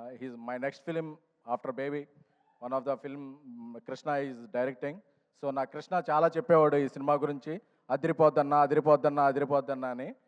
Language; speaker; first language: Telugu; native; Telugu